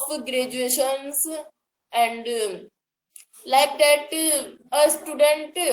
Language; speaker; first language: English; non-native, learner; Hindi